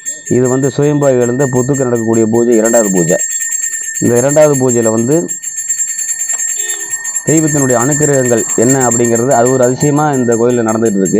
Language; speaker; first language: Tamil; native; Tamil